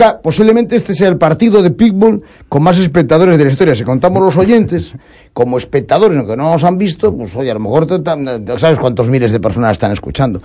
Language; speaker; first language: Spanish; native; Spanish